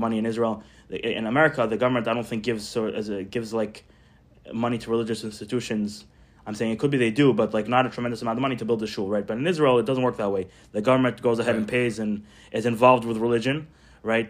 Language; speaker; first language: English; non-native, fluent; Hebrew